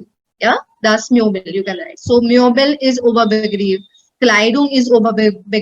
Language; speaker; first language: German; non-native, learner; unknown